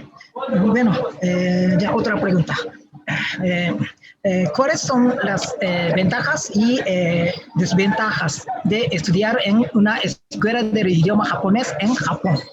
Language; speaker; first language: Spanish; non-native, fluent; Japanese